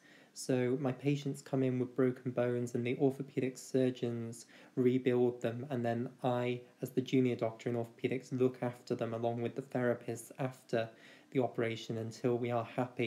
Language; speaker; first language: English; native; English